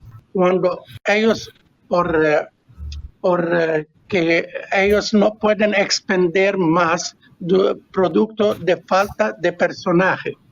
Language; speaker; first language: Spanish; non-native, fluent; Arabic